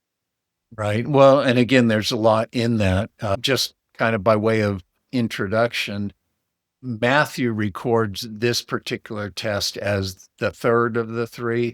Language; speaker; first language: English; native; English